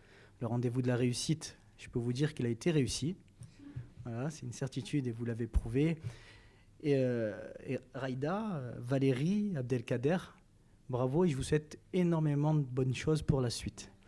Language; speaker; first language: French; native; French